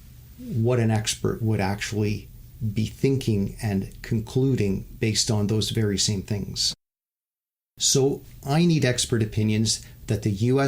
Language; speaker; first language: English; native; English